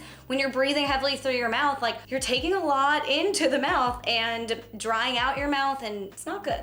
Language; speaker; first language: English; native; English